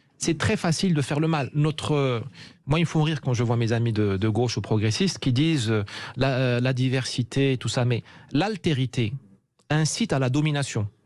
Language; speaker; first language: French; non-native, local second language; Arabic